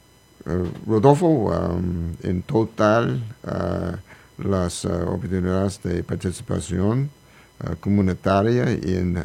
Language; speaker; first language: Spanish; non-native, learner; English